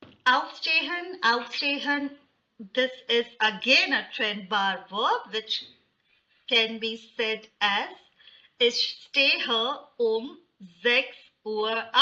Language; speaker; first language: German; non-native, fluent; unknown